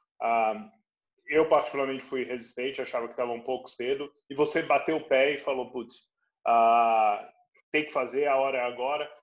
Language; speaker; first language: Portuguese; native; Portuguese